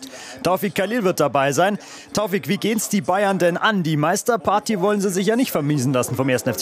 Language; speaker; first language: German; native; German